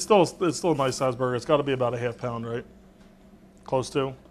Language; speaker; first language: English; native; English